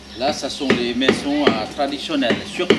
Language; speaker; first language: French; non-native, learner; Lao